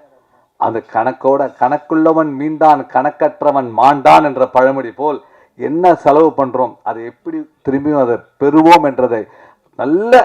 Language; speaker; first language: Tamil; native; Tamil